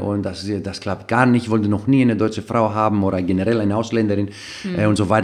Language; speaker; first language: German; non-native, fluent; Greek